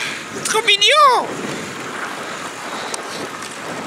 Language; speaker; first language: French; native; French